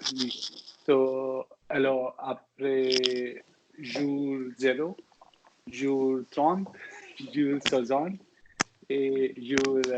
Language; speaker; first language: French; non-native, learner; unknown